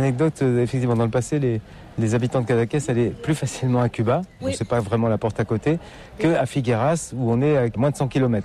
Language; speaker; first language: French; native; French